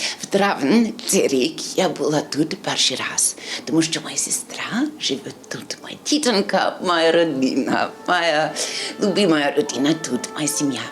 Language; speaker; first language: Ukrainian; non-native, learner; English